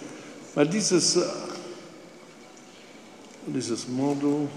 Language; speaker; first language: English; non-native, fluent; Italian